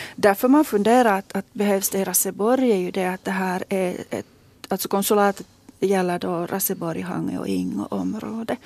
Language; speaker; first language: Swedish; native; Swedish